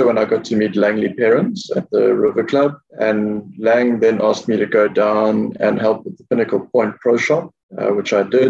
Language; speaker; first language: English; native; English